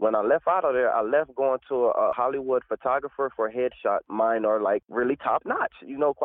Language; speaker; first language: English; native; English